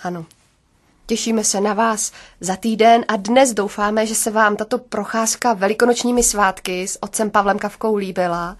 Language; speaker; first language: Czech; native; Czech